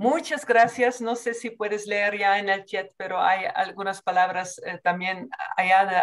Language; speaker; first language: Spanish; non-native, fluent; Dutch